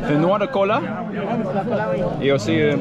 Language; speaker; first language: French; non-native, learner; English